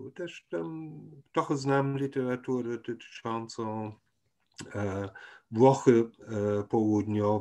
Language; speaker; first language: Polish; non-native, fluent; German